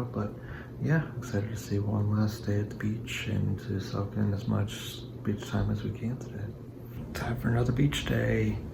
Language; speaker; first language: English; native; English